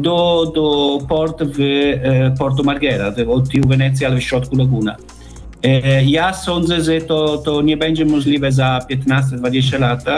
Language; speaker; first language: Polish; non-native, learner; Italian